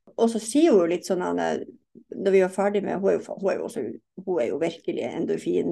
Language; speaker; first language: Norwegian; native; Norwegian